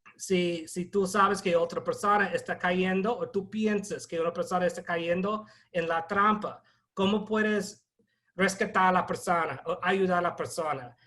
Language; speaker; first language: Spanish; non-native, fluent; English